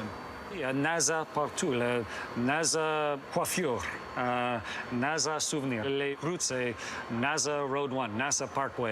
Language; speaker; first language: French; non-native, fluent; English